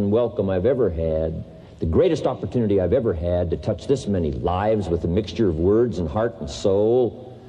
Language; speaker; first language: English; native; English